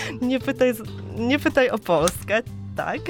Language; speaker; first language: Polish; non-native, learner; Serbian